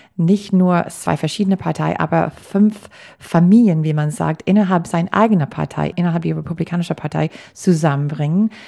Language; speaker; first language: German; non-native, fluent; English